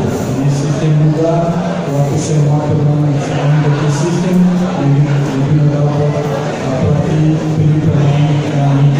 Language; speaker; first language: Indonesian; non-native, fluent; Portuguese